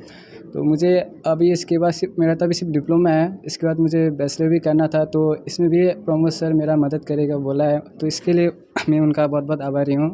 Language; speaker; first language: Hindi; non-native, fluent; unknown